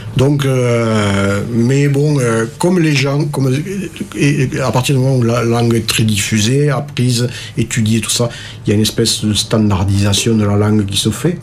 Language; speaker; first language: French; native; French